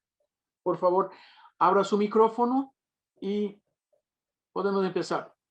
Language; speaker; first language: Spanish; non-native, fluent; Portuguese